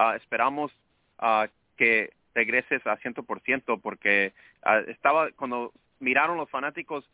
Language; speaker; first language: Spanish; early bilingual, heritage; Spanish